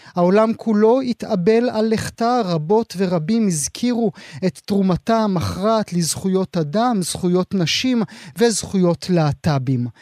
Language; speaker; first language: Hebrew; native; Hebrew